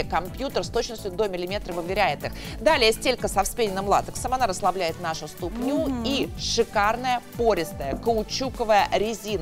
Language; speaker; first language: Russian; native; Russian